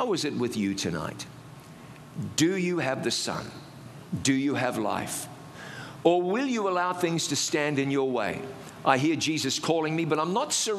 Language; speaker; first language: English; native; English